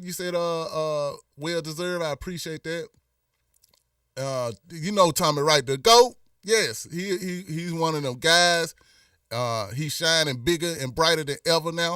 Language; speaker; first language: English; native; English